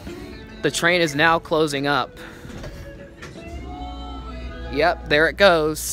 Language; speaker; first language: English; native; English